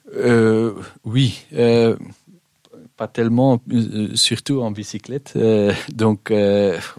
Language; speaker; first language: French; non-native, local second language; Dutch